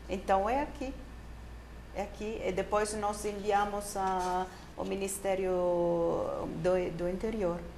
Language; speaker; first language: Portuguese; non-native, fluent; Italian